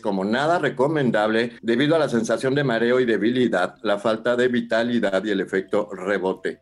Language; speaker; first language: Spanish; native; Spanish